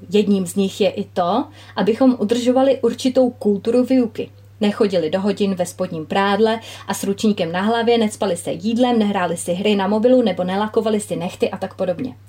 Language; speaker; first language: Czech; native; Czech